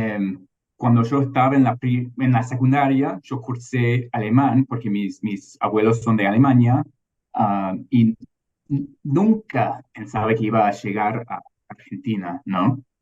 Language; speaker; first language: Spanish; non-native, fluent; English